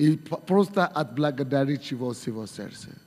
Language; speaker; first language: Russian; non-native, fluent; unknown